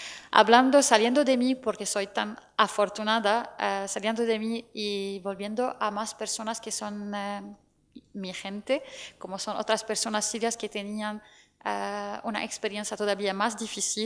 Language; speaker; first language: Spanish; non-native, fluent; Arabic